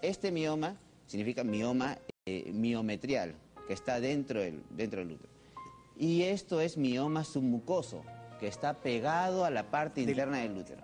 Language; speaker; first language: Spanish; native; Spanish